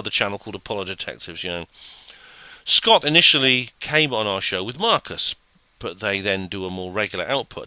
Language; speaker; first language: English; native; English